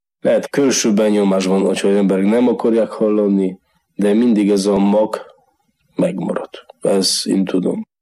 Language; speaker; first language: Hungarian; non-native, learner; Polish